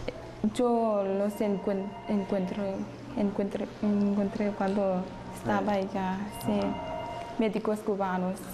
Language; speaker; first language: Spanish; non-native, learner; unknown